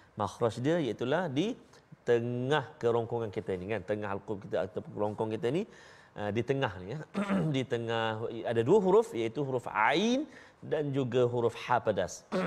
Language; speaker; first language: Malay; native; Malay